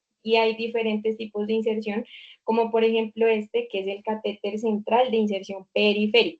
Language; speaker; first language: Spanish; native; Spanish